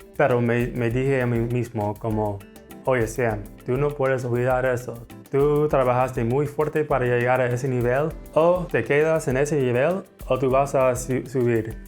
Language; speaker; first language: Spanish; non-native, fluent; English